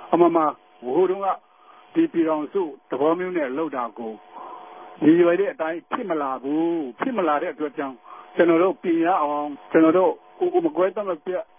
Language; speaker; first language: Burmese; non-native, local second language; Tedim Chin